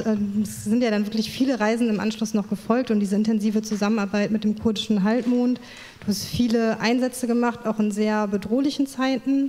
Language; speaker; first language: German; native; German